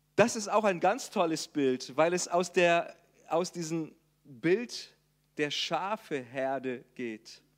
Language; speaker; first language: German; non-native, fluent; Portuguese